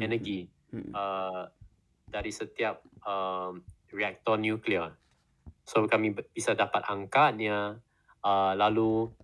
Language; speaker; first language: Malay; non-native, learner; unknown